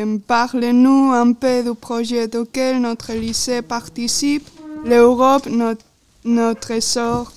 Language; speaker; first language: French; non-native, fluent; Galician